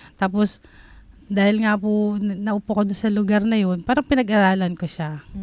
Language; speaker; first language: Filipino; native; Filipino